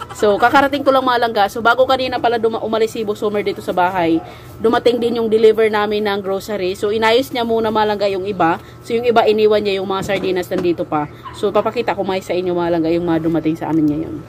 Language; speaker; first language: Filipino; non-native, local second language; Cebuano